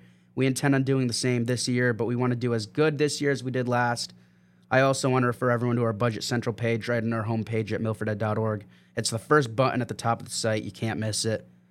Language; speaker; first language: English; native; English